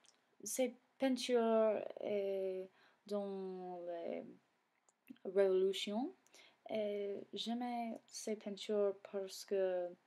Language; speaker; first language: French; non-native, learner; English